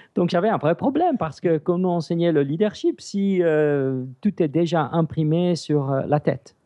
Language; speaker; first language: French; non-native, fluent; Greek